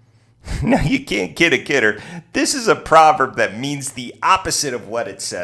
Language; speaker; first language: English; native; English